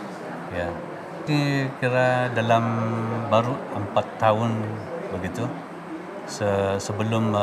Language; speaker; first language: Indonesian; non-native, local second language; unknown